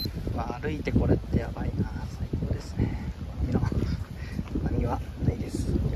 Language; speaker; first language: Japanese; native; Japanese